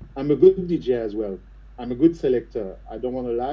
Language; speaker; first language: English; non-native, fluent; French